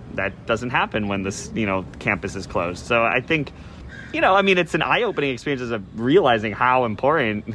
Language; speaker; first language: English; native; English